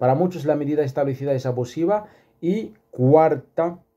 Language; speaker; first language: Spanish; non-native, fluent; Arabic